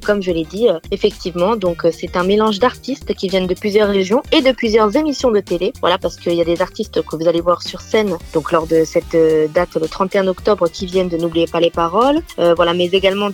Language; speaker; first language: French; native; French